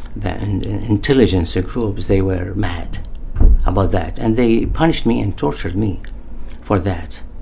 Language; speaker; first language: English; non-native, learner; Arabic